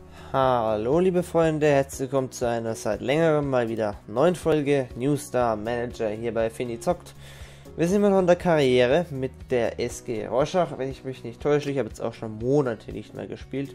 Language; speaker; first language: German; native; German